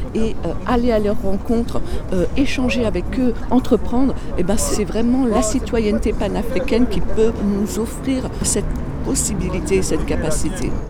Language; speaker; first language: French; native; French